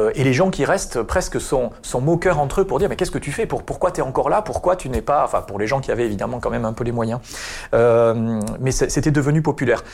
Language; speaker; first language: French; native; French